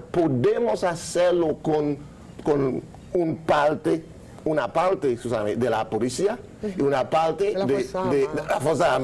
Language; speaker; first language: Spanish; non-native, learner; Haitian Creole